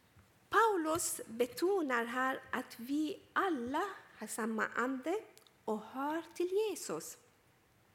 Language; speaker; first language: Swedish; non-native, fluent; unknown